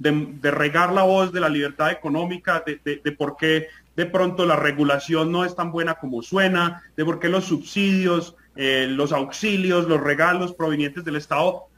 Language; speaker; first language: Spanish; native; Spanish